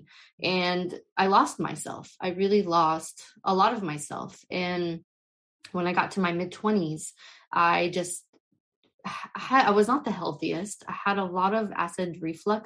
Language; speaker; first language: English; native; English